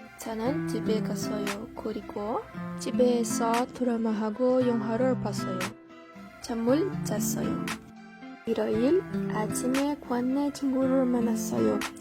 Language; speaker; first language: Korean; non-native, learner; Portuguese